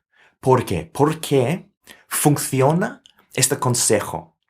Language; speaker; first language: Spanish; non-native, fluent; English